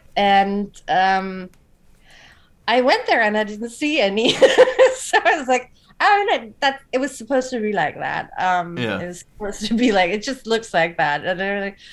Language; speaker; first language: English; non-native, fluent; German